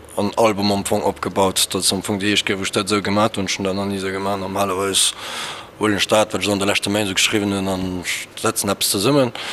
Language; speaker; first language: Luxembourgish; early bilingual, other home language; Portuguese